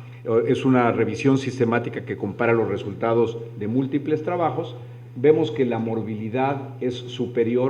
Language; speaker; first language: Spanish; native; Spanish